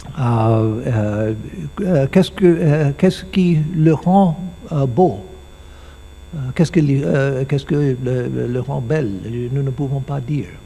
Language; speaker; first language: French; non-native, learner; English